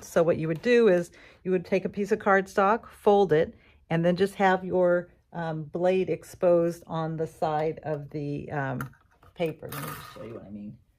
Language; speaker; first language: English; native; English